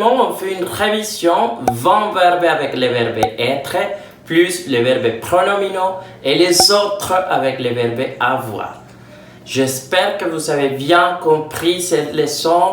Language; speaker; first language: French; non-native, fluent; Spanish